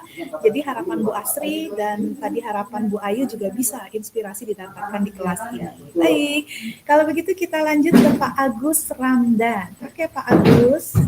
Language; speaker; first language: Indonesian; native; Indonesian